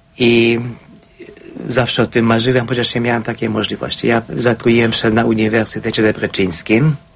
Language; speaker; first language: Polish; non-native, fluent; Hungarian